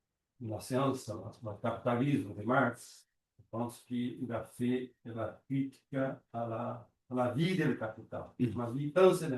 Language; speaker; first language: French; non-native, learner; Portuguese